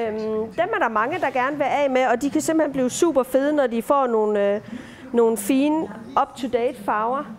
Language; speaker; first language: Danish; native; Danish